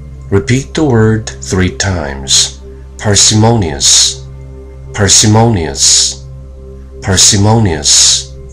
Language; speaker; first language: English; non-native, fluent; Korean